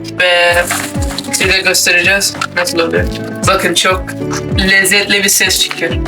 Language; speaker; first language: Turkish; non-native, fluent; Urdu